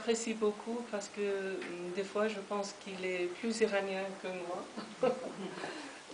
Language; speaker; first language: French; non-native, fluent; Persian